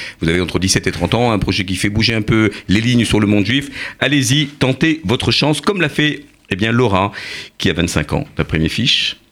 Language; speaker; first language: French; native; French